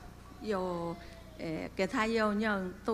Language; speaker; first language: Chinese; non-native, local second language; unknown